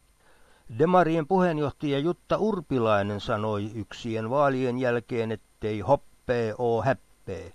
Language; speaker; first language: Finnish; native; Finnish